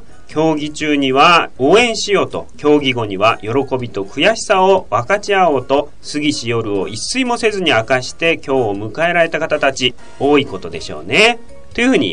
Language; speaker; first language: Japanese; native; Japanese